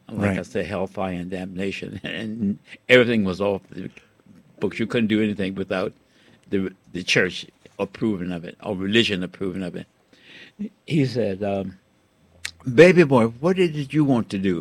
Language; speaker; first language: English; native; English